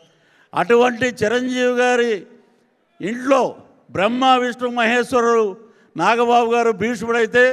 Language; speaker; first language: Telugu; native; Telugu